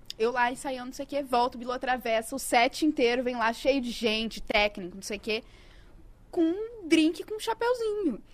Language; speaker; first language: Portuguese; native; Portuguese